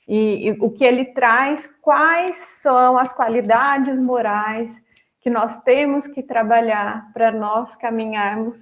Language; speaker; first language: Portuguese; native; Portuguese